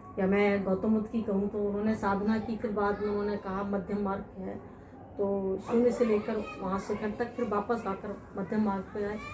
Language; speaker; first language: Hindi; native; Hindi